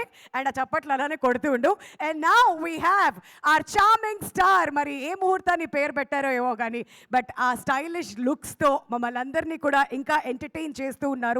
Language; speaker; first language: Telugu; native; Telugu